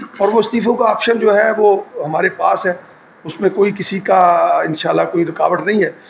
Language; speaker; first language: Urdu; non-native, local second language; Punjabi